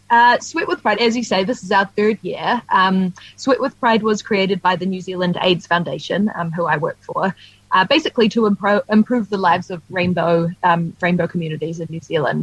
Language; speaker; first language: English; native; English